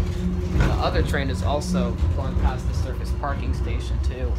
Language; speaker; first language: English; native; English